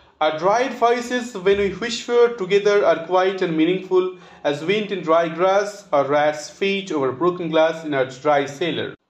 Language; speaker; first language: English; non-native, local second language; Bangla